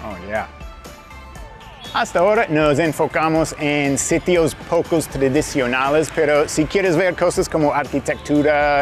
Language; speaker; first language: Spanish; non-native, fluent; English